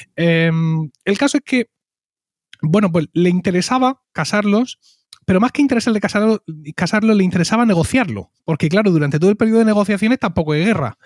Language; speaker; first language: Spanish; native; Spanish